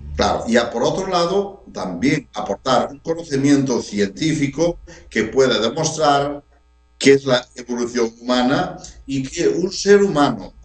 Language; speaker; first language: Spanish; native; Spanish